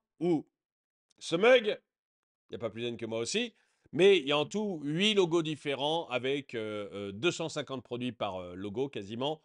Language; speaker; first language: French; native; French